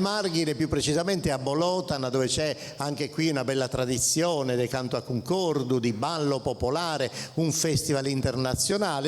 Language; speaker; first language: Italian; native; Italian